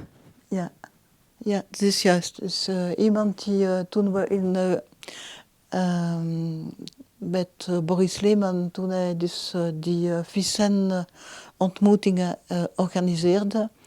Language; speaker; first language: Dutch; non-native, local second language; French